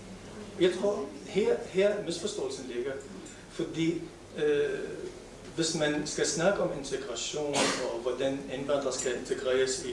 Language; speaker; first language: Danish; non-native, local second language; Arabic